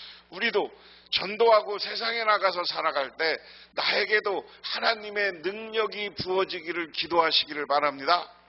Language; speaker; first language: Korean; native; Korean